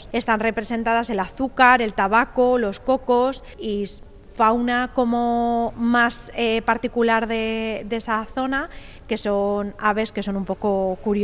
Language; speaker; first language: Spanish; native; Spanish